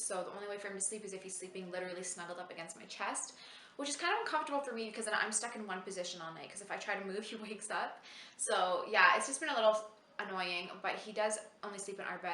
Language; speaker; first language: English; native; English